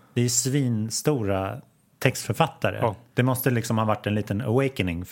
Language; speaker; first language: Swedish; native; Swedish